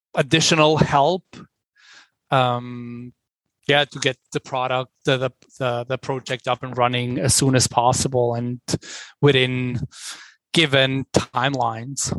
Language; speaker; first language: English; non-native, fluent; Swiss German